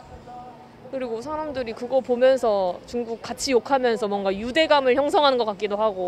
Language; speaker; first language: Korean; native; Korean